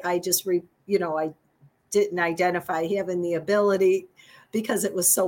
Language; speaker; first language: English; native; English